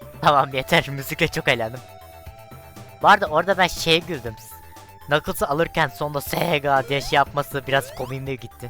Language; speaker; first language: Turkish; native; Turkish